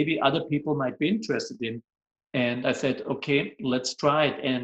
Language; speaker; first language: English; non-native, fluent; German